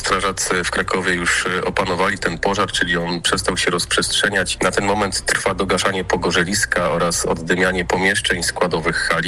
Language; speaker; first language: Polish; native; Polish